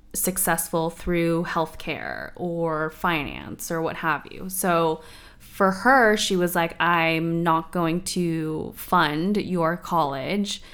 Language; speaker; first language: English; native; English